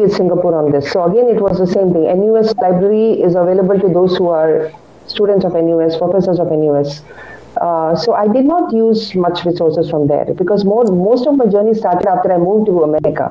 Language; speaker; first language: English; non-native, local second language; Kannada